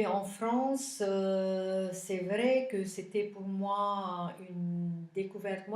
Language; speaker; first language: French; non-native, local second language; Arabic